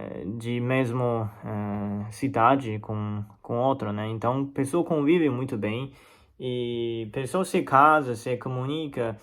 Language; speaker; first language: Portuguese; non-native, fluent; Chinese